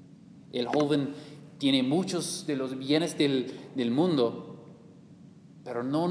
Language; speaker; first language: Spanish; non-native, learner; English